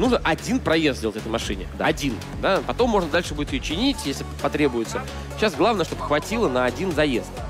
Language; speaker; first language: Russian; native; Russian